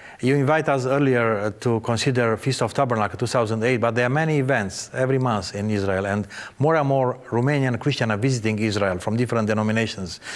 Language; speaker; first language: English; non-native, fluent; Romanian